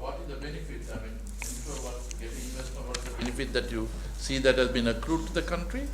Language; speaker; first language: English; non-native, local second language; Sinhala